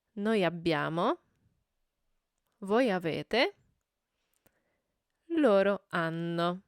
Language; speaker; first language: Italian; non-native, fluent; Polish